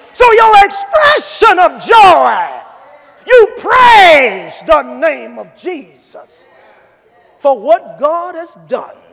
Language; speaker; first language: English; native; English